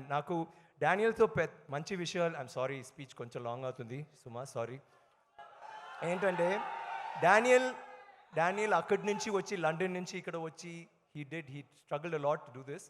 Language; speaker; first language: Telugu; non-native, learner; Tamil